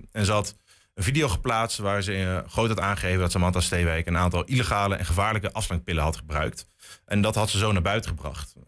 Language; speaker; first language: Dutch; native; Dutch